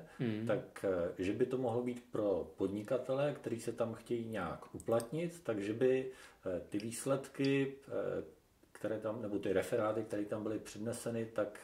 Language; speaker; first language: Czech; native; Czech